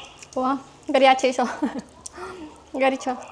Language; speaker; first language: Russian; non-native, learner; Filipino